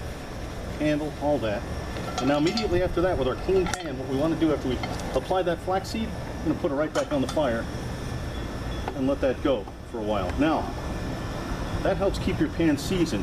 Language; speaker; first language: English; native; English